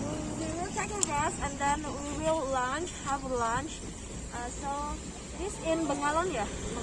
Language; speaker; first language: English; non-native, learner; Indonesian